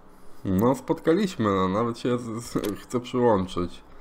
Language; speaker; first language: Polish; native; Polish